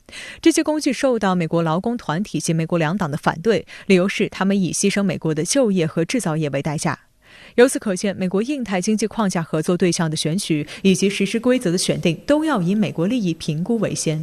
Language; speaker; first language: Chinese; native; Chinese